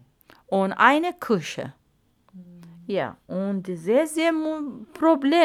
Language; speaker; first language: German; non-native, learner; Arabic